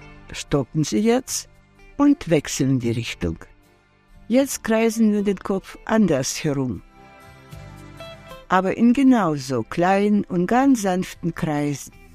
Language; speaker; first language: German; non-native, fluent; Russian